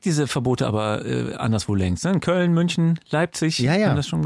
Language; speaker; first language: German; native; German